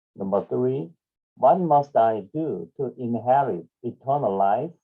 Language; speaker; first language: English; non-native, fluent; Korean